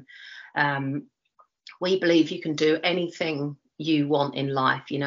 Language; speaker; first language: English; native; English